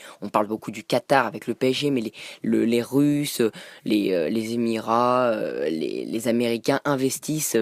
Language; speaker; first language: French; native; French